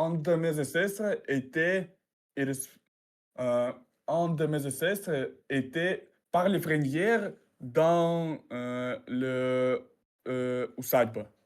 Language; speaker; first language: French; non-native, learner; Russian